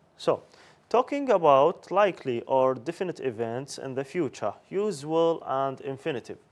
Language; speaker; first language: English; non-native, fluent; Arabic